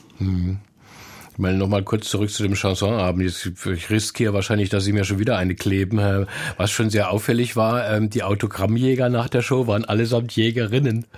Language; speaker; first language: German; native; German